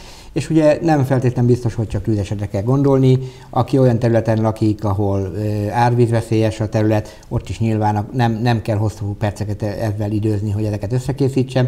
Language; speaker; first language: Hungarian; native; Hungarian